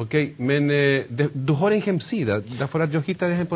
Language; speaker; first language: Swedish; non-native, fluent; Spanish